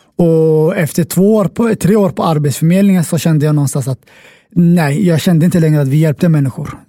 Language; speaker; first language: Swedish; early bilingual, other home language; Somali